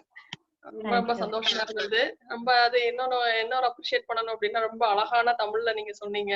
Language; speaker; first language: Tamil; native; Tamil